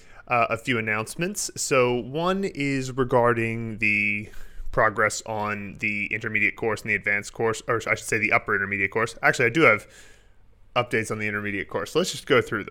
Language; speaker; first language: English; native; English